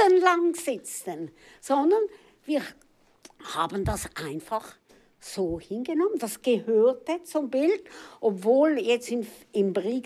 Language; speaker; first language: German; native; German